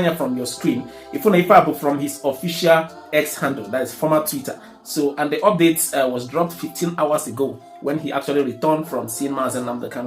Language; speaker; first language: English; non-native, local second language; Igbo